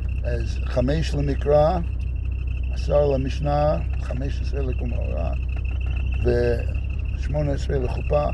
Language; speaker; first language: Hebrew; non-native, fluent; English